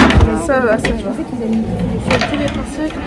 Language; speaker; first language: French; native; French